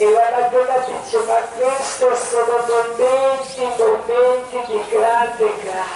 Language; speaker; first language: Italian; non-native, learner; Croatian